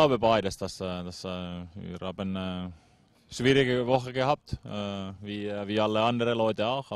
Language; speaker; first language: German; non-native, fluent; Finnish